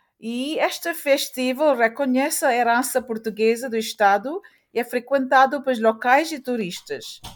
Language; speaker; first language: Portuguese; early bilingual, heritage; Portuguese